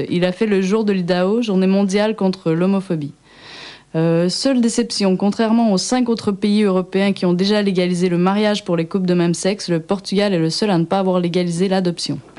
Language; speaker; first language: French; native; French